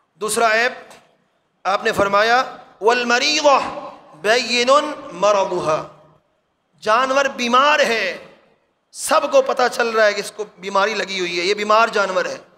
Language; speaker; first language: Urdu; non-native, local second language; Punjabi